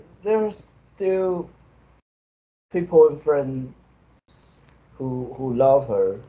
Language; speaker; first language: English; non-native, fluent; Chinese